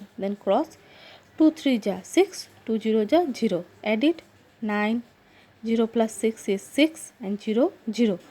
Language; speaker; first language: English; non-native, local second language; Assamese